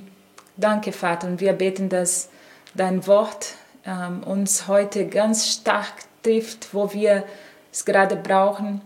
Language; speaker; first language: German; non-native, fluent; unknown